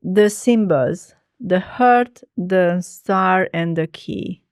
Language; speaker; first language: English; non-native, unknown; Hungarian